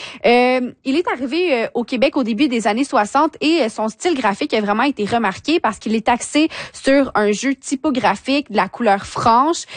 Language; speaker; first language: French; native; French